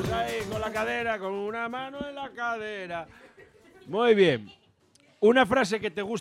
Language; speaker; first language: Spanish; native; Spanish